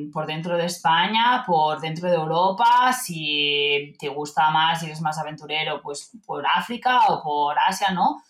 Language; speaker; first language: Spanish; non-native, local second language; Catalan